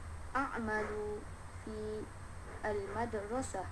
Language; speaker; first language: Arabic; non-native, learner; Malay